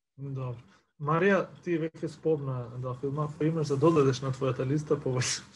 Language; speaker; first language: Macedonian; non-native, local second language; Albanian